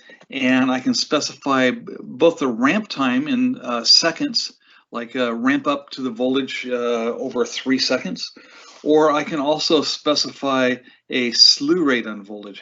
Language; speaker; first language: English; native; English